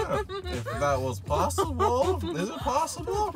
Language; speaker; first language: English; native; English